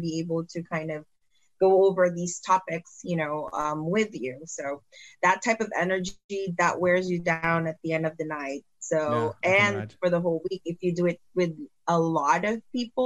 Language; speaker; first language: English; non-native, local second language; Filipino